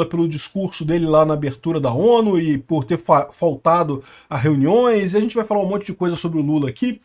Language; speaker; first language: Portuguese; native; Portuguese